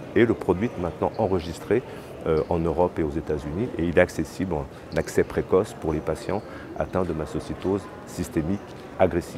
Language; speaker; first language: French; native; French